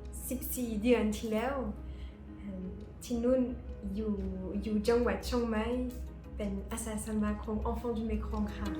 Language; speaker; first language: Thai; non-native, learner; French